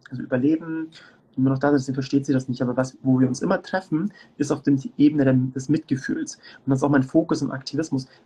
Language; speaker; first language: German; early bilingual, other home language; Turkish